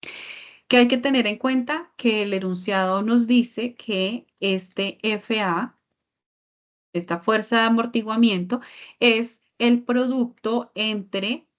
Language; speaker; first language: Spanish; native; Spanish